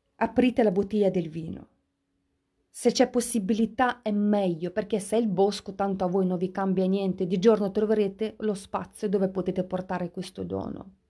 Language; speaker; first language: Italian; non-native, fluent; Russian